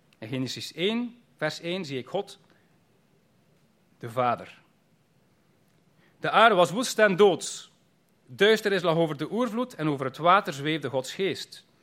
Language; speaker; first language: Dutch; native; Dutch